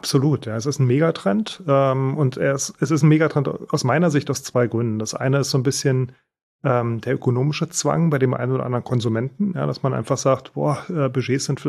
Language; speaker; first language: German; native; German